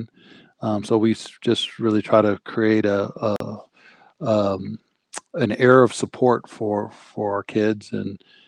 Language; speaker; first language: English; native; English